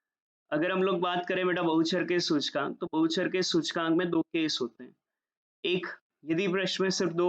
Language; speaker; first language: Hindi; native; Hindi